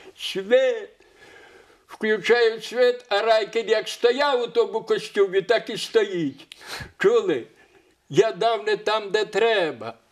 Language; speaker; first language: Ukrainian; native; Ukrainian